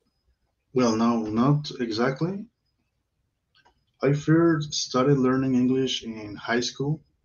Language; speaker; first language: English; non-native, learner; Spanish